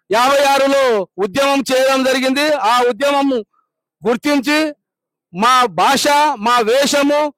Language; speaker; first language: Telugu; non-native, local second language; Lambadi